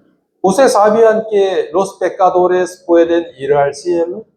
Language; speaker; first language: Spanish; non-native, fluent; Korean